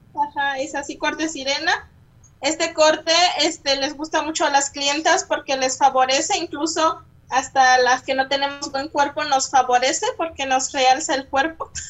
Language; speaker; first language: Spanish; native; Spanish